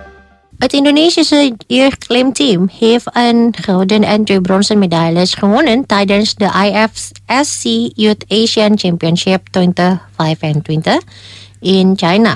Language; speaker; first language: Dutch; non-native, fluent; Indonesian